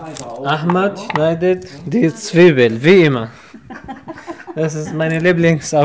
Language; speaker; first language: German; non-native, learner; Arabic